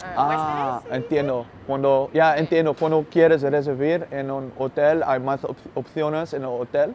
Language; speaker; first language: Spanish; non-native, fluent; Dutch